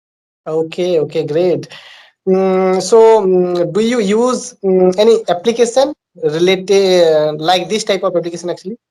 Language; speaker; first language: English; non-native, learner; Bangla